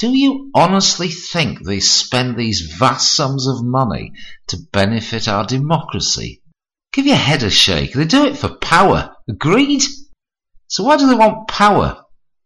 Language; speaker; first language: English; native; English